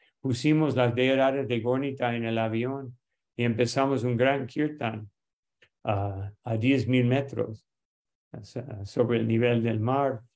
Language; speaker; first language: Spanish; non-native, fluent; English